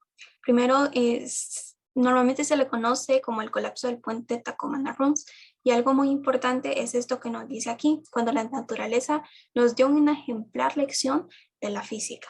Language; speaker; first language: Spanish; native; Spanish